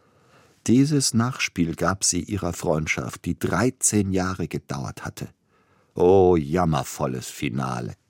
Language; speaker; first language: German; native; German